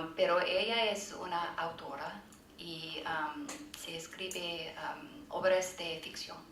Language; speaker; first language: Spanish; non-native, learner; English